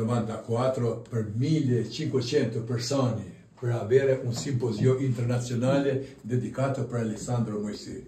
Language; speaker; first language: Italian; non-native, learner; Albanian